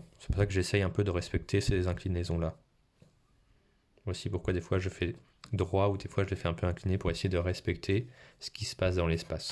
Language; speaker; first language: French; native; French